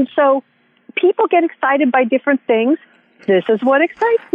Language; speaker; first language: English; native; English